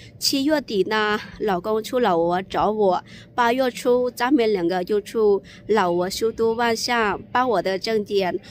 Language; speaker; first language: Chinese; non-native, fluent; Lao